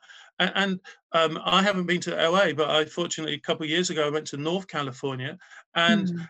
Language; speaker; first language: English; native; English